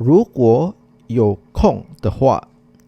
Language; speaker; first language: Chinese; non-native, fluent; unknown